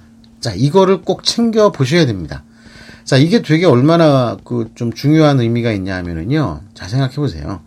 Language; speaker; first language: Korean; native; Korean